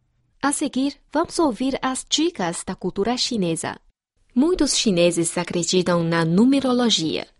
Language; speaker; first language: Portuguese; non-native, fluent; Chinese